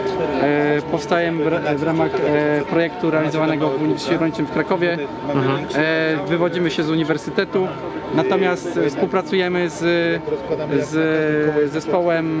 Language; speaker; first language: Polish; native; Polish